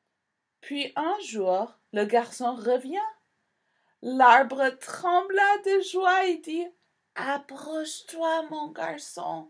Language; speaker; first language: French; non-native, fluent; English